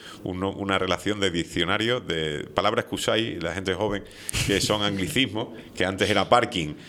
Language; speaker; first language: Spanish; native; Spanish